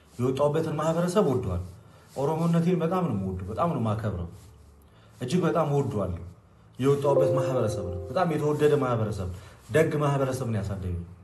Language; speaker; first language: Amharic; non-native, local second language; Oromo